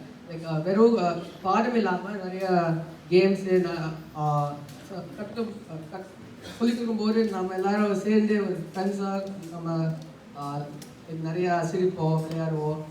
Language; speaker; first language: Tamil; early bilingual, heritage; Tamil